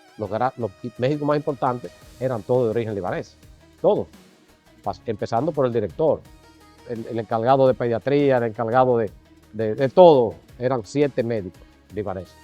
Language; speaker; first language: Spanish; native; Spanish